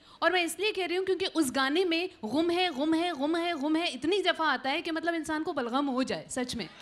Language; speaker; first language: Hindi; native; Hindi